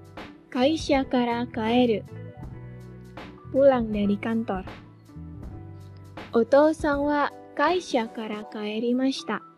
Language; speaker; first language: Japanese; non-native, fluent; Indonesian